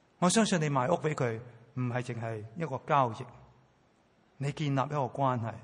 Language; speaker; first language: Chinese; non-native, local second language; Cantonese